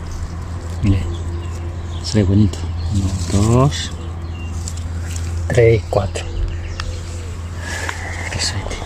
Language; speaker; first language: Spanish; non-native, learner; Chinese